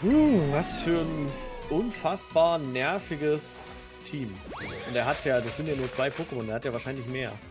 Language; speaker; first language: German; native; German